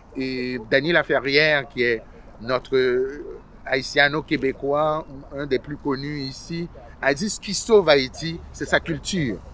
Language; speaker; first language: French; early bilingual, other home language; Haitian Creole